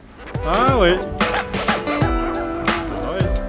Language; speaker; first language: French; native; French